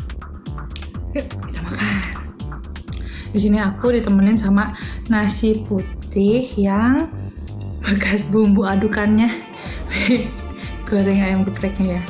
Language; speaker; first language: Indonesian; native; Indonesian